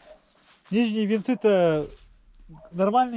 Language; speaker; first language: Russian; native; Russian